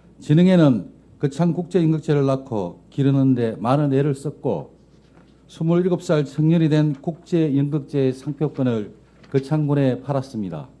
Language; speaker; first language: Korean; native; Korean